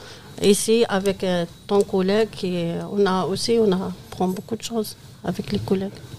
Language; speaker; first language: French; non-native, fluent; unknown